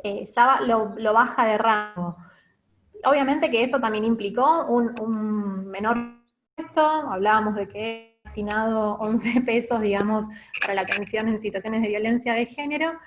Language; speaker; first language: Spanish; native; Spanish